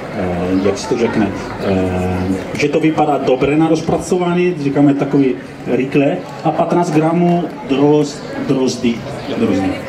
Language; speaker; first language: Czech; non-native, learner; Italian